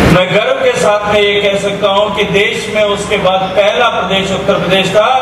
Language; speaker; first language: Hindi; native; Hindi